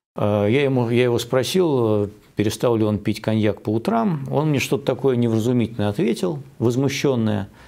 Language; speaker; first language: Russian; native; Russian